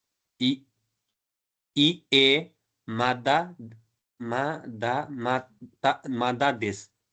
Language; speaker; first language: Japanese; non-native, learner; Nepali